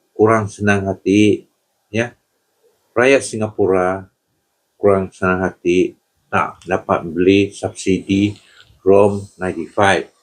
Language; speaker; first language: Malay; non-native, local second language; Chinese